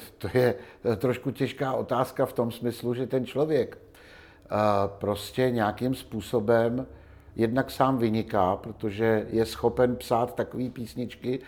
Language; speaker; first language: Czech; native; Czech